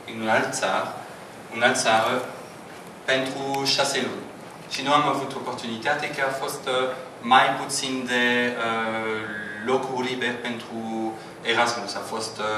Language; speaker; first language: Romanian; non-native, learner; French